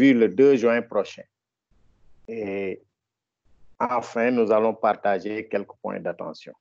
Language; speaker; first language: French; non-native, local second language; Wolof